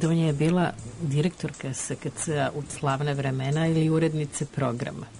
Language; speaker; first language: Croatian; native; Croatian